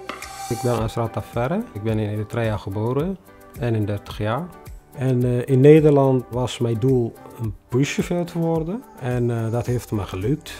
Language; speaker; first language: Dutch; non-native, fluent; Tigrinya